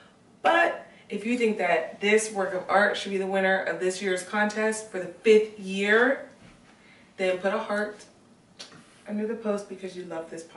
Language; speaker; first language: English; native; English